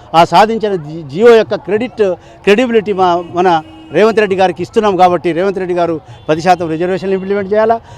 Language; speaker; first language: Telugu; non-native, local second language; Lambadi